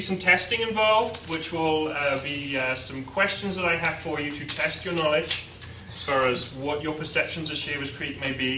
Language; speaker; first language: English; native; English